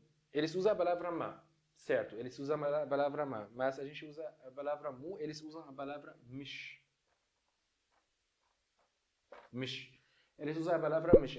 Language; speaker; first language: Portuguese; non-native, fluent; Arabic